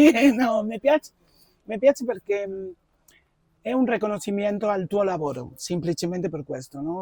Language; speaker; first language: Italian; non-native, fluent; Spanish